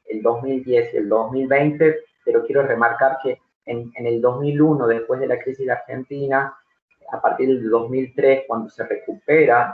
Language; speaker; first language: Spanish; native; Spanish